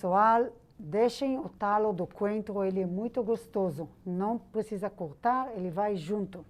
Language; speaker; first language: Portuguese; non-native, fluent; Hebrew